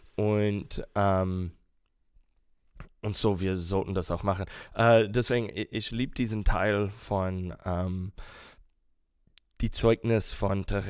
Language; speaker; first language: German; non-native, fluent; English